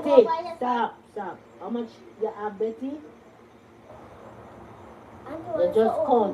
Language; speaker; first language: English; non-native, local second language; Jamaican Creole English